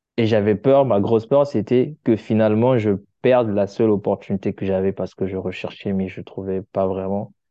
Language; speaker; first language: French; non-native, local second language; Lingala